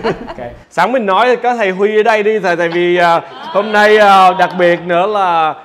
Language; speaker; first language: Vietnamese; early bilingual, heritage; Vietnamese